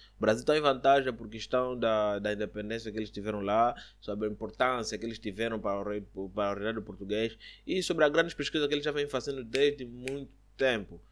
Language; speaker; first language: Portuguese; native; Portuguese